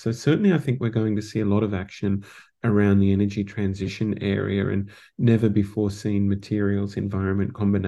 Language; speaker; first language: English; native; English